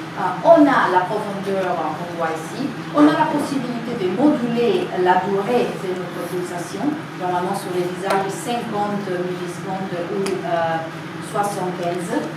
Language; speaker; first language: French; non-native, fluent; Italian